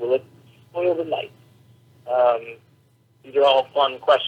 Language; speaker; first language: English; native; English